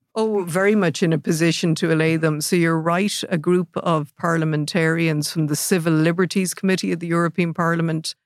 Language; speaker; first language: English; native; English